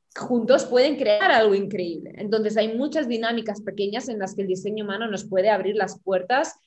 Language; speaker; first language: Spanish; non-native, fluent; German